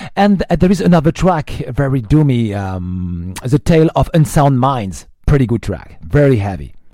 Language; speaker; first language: English; non-native, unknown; French